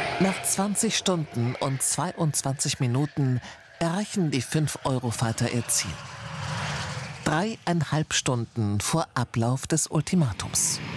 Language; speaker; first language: German; native; German